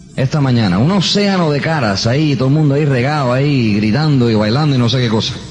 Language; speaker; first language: Spanish; early bilingual, heritage; Spanish